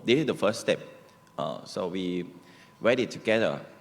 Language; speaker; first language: English; non-native, learner; Thai